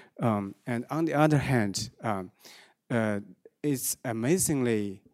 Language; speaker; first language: English; non-native, fluent; Chinese